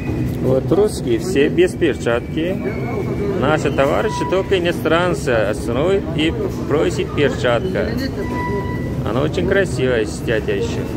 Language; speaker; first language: Russian; non-native, learner; Tajik